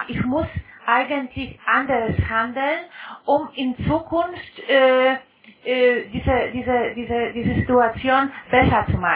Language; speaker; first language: German; non-native, fluent; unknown